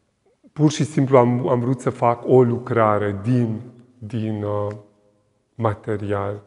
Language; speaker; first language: Romanian; non-native, local second language; Hungarian